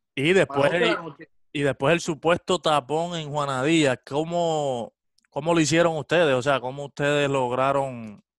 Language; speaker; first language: Spanish; native; Spanish